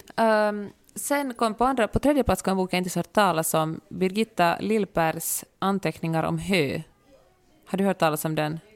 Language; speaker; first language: Swedish; native; Swedish